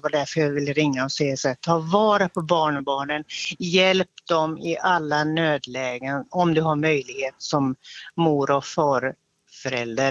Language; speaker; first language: Swedish; native; Swedish